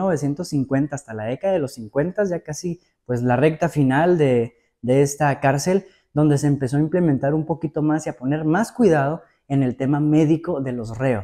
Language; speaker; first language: Spanish; native; Spanish